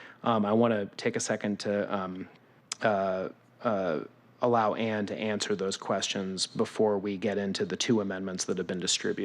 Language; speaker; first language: English; native; English